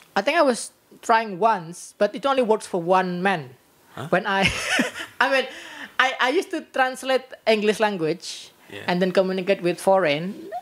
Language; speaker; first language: English; non-native, learner; Indonesian